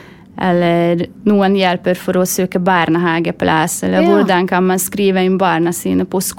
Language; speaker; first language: Norwegian; non-native, fluent; Hungarian